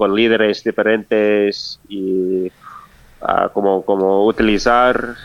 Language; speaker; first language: Spanish; non-native, fluent; English